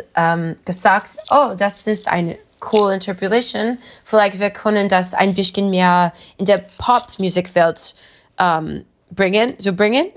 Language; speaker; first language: German; non-native, learner; English